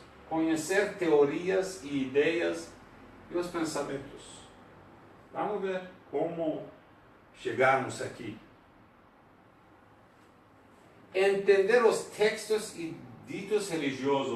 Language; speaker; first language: Portuguese; non-native, learner; Persian